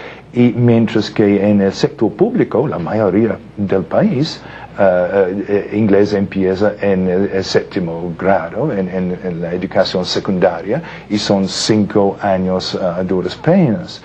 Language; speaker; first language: Spanish; non-native, fluent; English